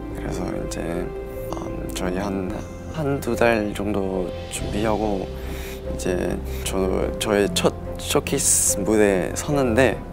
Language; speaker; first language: Korean; non-native, fluent; Chinese